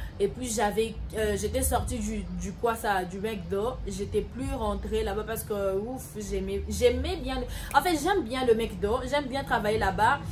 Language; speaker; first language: French; non-native, local second language; Lingala